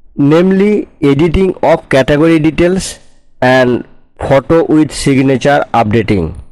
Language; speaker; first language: English; non-native, local second language; Bangla